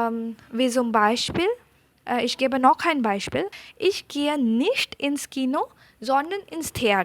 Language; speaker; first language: German; non-native, fluent; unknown